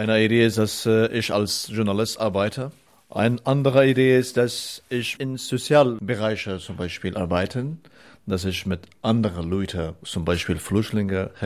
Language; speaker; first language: German; non-native, learner; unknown